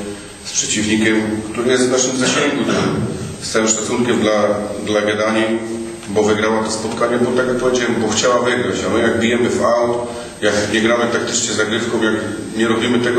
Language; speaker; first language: Polish; native; Polish